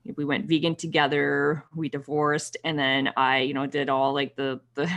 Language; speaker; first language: English; native; English